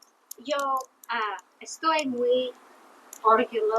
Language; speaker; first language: Spanish; non-native, learner; English